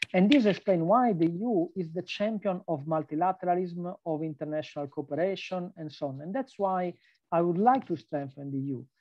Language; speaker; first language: English; non-native, fluent; Italian